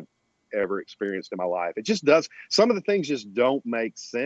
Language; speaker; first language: English; native; English